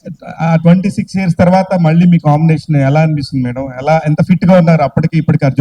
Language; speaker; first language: Telugu; native; Telugu